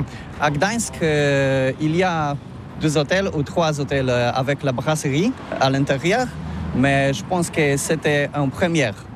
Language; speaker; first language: French; non-native, learner; Polish